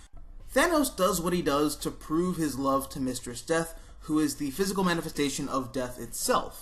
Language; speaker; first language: English; native; English